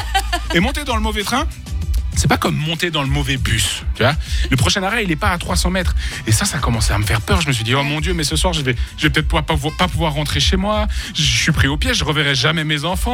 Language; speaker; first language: French; native; French